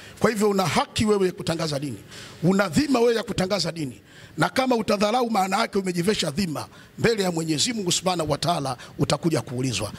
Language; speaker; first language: Swahili; native; Swahili